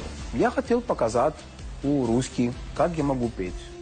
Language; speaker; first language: Russian; non-native, learner; Greek